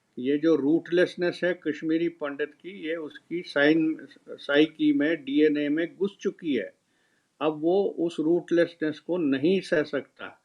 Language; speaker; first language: Urdu; non-native, local second language; Kashmiri